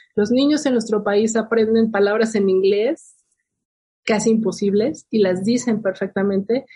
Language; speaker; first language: Spanish; native; Spanish